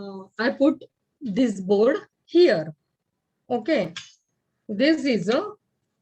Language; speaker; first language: English; non-native, learner; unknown